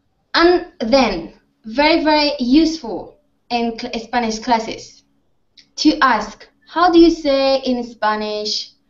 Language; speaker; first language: English; non-native, fluent; Spanish